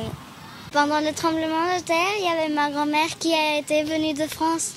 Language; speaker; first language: French; non-native, learner; Spanish